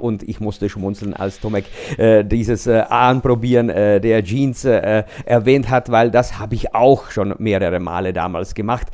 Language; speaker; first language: German; non-native, fluent; Czech